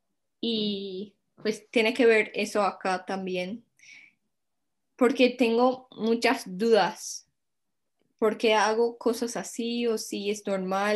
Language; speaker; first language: Spanish; non-native, fluent; English